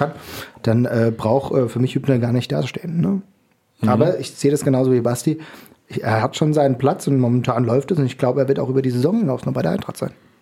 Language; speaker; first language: German; native; German